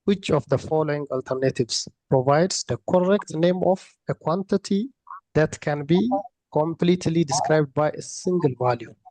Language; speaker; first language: English; non-native, local second language; Amharic